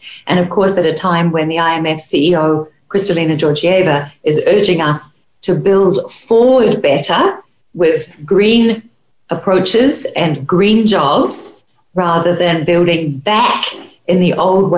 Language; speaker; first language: English; native; English